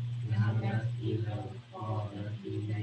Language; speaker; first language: Arabic; non-native, learner; English